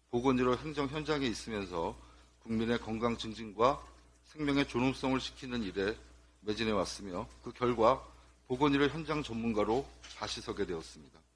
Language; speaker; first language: Korean; native; Korean